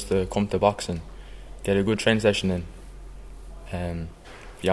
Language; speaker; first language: English; native; English